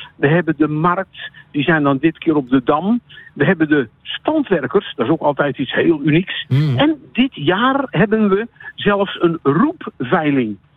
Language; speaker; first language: Dutch; native; Dutch